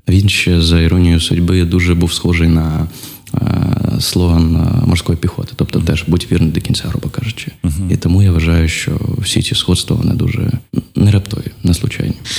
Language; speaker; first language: Ukrainian; non-native, local second language; Russian